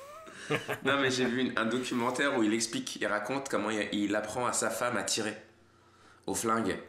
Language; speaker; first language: French; native; French